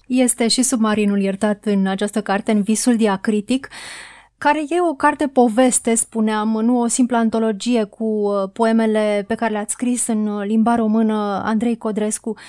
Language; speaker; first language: Romanian; native; Romanian